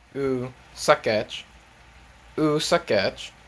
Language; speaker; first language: Hungarian; non-native, learner; English